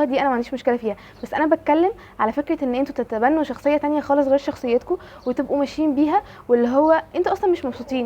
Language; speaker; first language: Arabic; native; Arabic